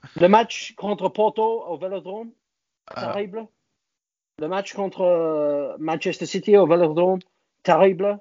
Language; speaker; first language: French; non-native, learner; English